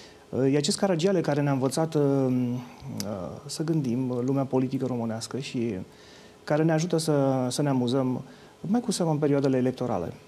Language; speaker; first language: Romanian; native; Romanian